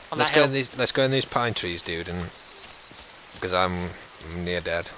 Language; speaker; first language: English; native; English